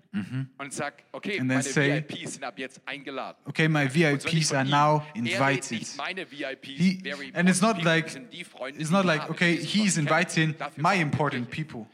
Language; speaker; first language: English; non-native, fluent; German